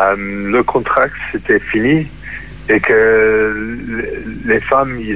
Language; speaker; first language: French; non-native, fluent; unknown